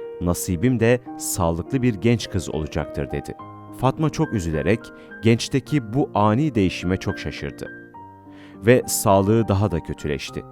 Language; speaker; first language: Turkish; native; Turkish